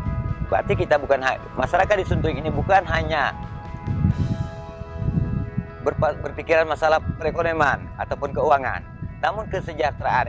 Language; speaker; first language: Indonesian; non-native, local second language; Malay